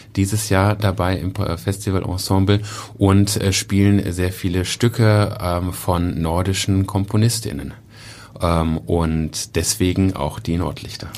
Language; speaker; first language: German; native; German